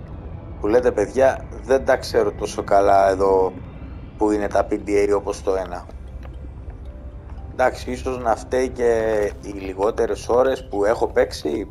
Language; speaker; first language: Greek; native; Greek